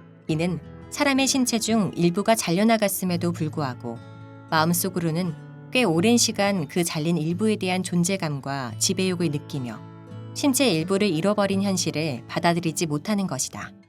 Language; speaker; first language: Korean; native; Korean